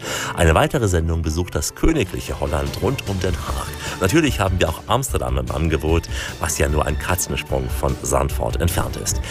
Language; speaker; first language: German; native; German